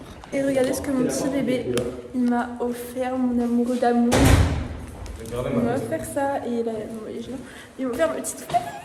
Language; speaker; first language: French; native; French